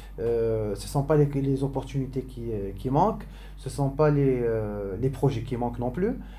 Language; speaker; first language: French; non-native, local second language; Arabic